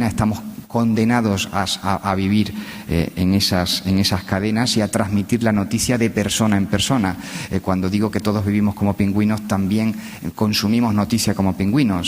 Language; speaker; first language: Spanish; native; Spanish